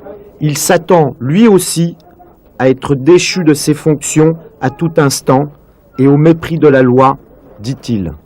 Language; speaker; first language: French; native; French